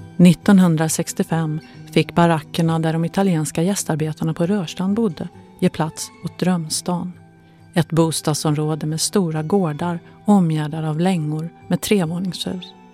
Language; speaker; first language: Swedish; native; Swedish